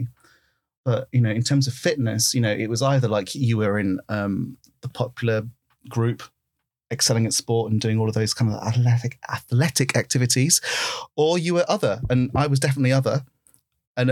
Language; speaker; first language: English; native; English